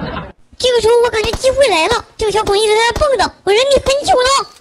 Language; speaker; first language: Chinese; native; Chinese